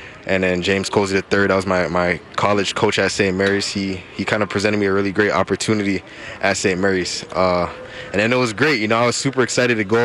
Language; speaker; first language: English; native; English